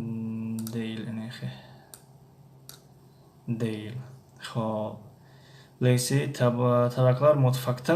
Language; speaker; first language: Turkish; non-native, fluent; Tajik